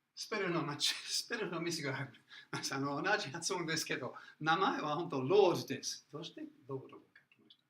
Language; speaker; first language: Japanese; non-native, learner; English